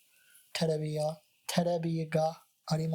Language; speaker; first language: Japanese; non-native, learner; English